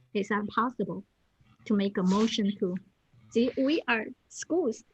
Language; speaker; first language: English; non-native, fluent; Chinese